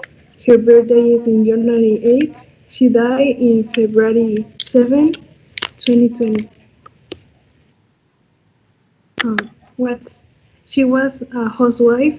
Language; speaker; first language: English; non-native, learner; Spanish